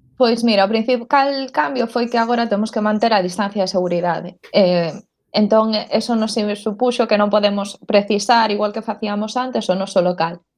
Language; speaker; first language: Galician; non-native, local second language; Spanish